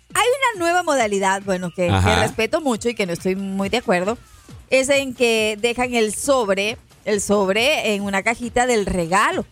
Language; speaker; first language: Spanish; native; Spanish